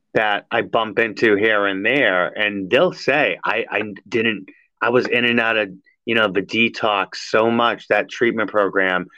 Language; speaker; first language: English; native; English